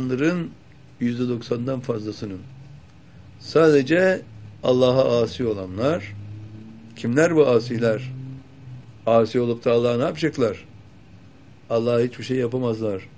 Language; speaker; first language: Turkish; native; Turkish